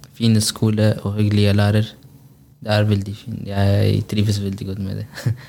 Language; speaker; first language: Norwegian; non-native, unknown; Arabic